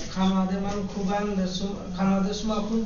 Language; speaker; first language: Persian; non-native, learner; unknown